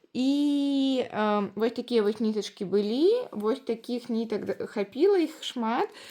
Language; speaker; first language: Belarusian; non-native, local second language; Russian